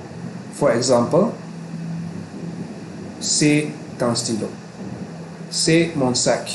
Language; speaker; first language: French; non-native, fluent; Malay